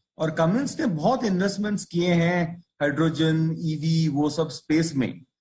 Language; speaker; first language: Hindi; non-native, local second language; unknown